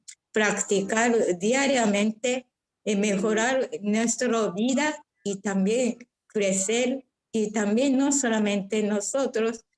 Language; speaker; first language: Spanish; non-native, fluent; Japanese